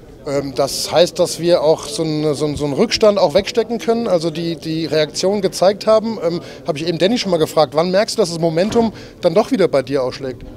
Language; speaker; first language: German; native; German